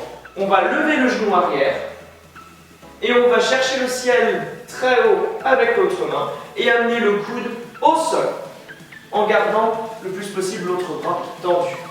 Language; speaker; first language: French; native; French